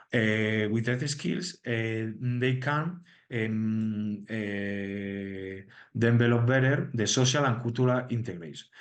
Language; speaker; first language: English; non-native, learner; Spanish